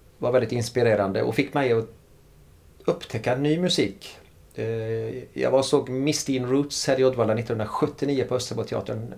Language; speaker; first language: Swedish; native; Swedish